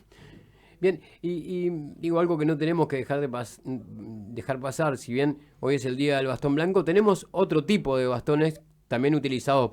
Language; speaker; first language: Spanish; native; Spanish